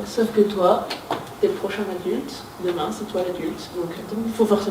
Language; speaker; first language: French; native; French